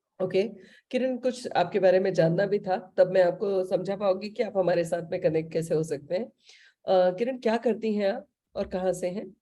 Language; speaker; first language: Hindi; native; Hindi